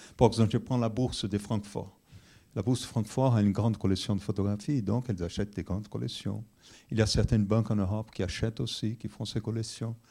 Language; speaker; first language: French; non-native, fluent; Portuguese